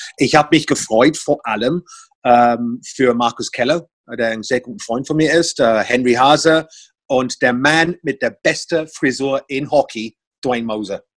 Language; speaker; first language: German; non-native, fluent; English